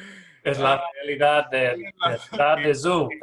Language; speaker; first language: Spanish; non-native, learner; English